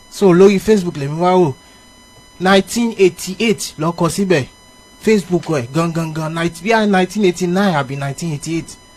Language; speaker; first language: Yoruba; early bilingual, heritage; Yoruba